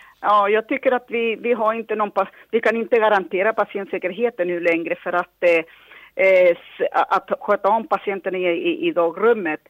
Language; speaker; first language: Swedish; non-native, local second language; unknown